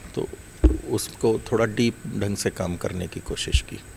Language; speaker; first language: Hindi; native; Hindi